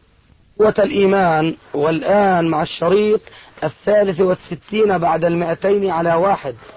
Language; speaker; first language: Arabic; native; Arabic